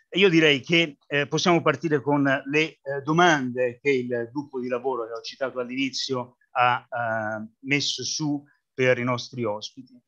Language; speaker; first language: Italian; native; Italian